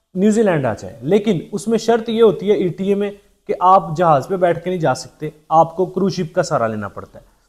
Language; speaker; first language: Urdu; native; Urdu